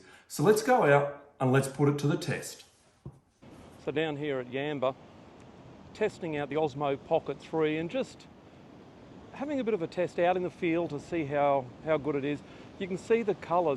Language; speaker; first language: English; native; English